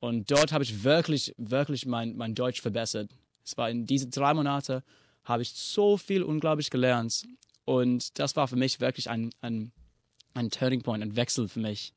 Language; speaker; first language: German; non-native, fluent; English